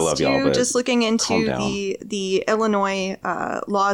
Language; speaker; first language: English; native; English